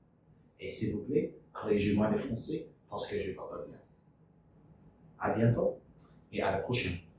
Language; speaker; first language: French; non-native, learner; English